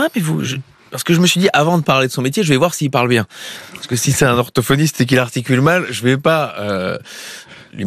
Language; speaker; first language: French; native; French